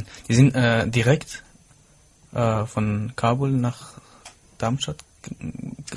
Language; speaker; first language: German; non-native, fluent; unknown